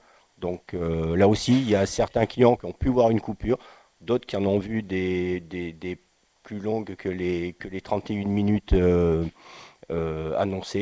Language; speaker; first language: French; native; French